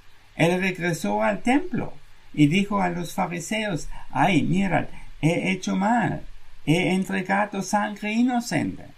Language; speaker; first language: Spanish; non-native, fluent; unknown